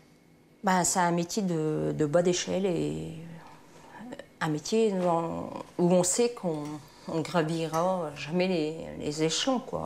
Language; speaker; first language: French; native; French